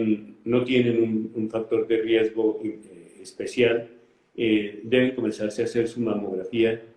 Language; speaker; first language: Spanish; native; Spanish